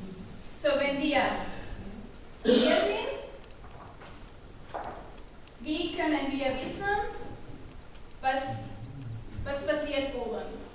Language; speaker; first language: German; non-native, learner; Catalan